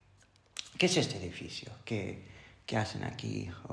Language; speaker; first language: Spanish; non-native, learner; English